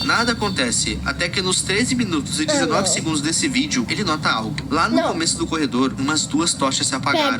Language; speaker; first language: Portuguese; native; Portuguese